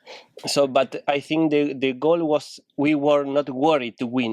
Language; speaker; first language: English; non-native, learner; Spanish